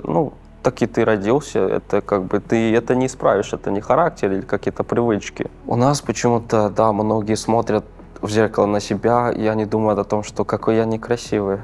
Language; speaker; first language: Russian; non-native, fluent; Korean